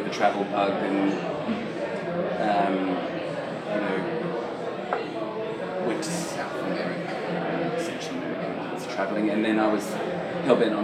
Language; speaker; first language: English; native; English